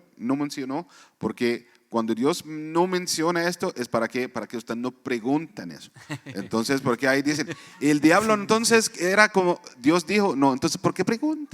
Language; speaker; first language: Spanish; non-native, fluent; Arabic